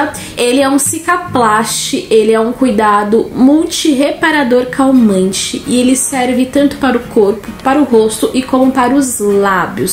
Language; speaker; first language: Portuguese; native; Portuguese